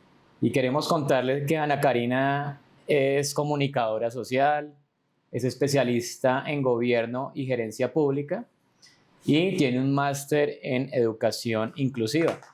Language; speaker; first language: Spanish; native; Spanish